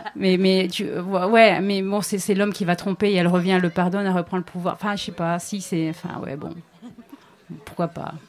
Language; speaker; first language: French; native; French